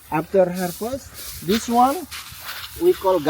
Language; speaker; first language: English; non-native, learner; Indonesian